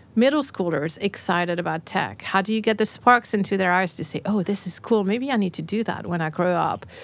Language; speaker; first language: English; non-native, fluent; French